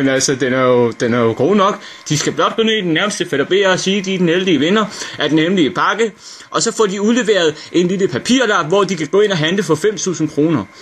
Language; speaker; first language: Danish; native; Danish